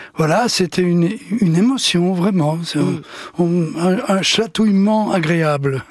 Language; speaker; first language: French; early bilingual, other home language; Italian